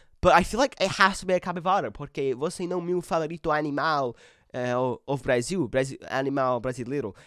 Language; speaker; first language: Portuguese; non-native, learner; English